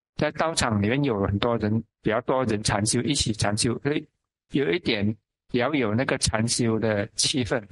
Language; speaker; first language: Chinese; non-native, local second language; Min Nan Chinese